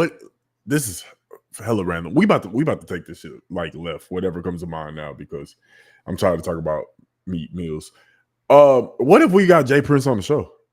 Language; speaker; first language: English; native; English